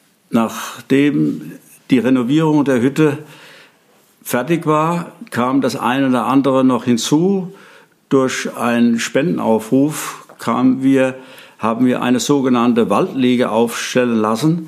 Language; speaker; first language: German; native; German